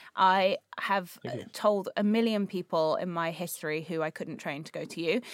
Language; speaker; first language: English; native; English